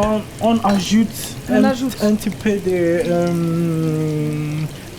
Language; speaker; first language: French; non-native, learner; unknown